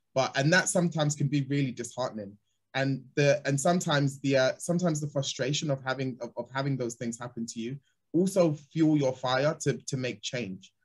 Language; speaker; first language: English; native; English